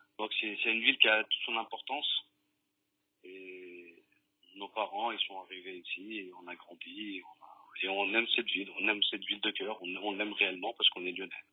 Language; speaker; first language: French; native; French